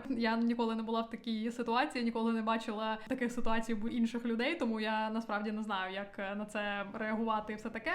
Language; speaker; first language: Ukrainian; non-native, local second language; Russian